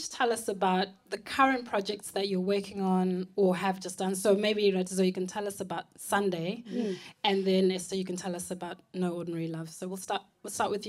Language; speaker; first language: English; non-native, local second language; Shona